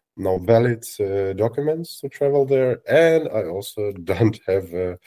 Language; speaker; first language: English; non-native, fluent; Russian